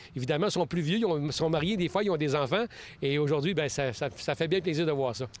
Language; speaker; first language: French; native; French